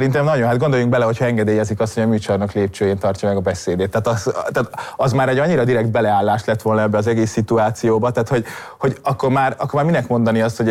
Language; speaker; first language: Hungarian; native; Hungarian